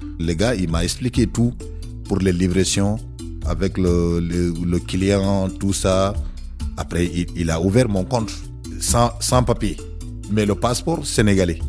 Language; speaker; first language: French; non-native, learner; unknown